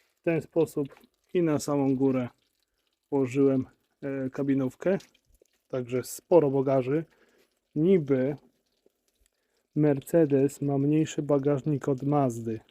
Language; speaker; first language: Polish; native; Polish